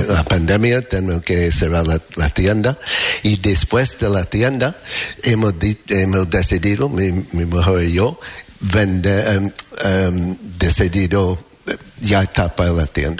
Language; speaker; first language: Spanish; non-native, learner; English